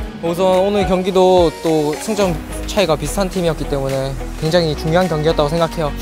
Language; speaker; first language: Korean; native; Korean